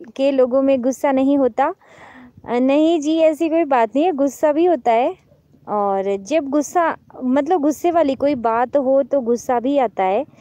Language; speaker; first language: Hindi; native; Hindi